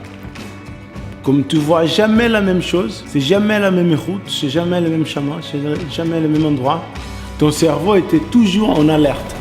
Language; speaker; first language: French; non-native, fluent; Portuguese